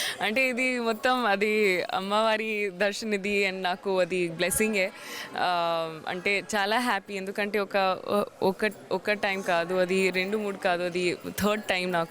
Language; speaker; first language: Telugu; non-native, learner; Hindi